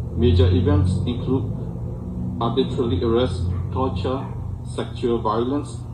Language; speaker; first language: English; non-native, fluent; Burmese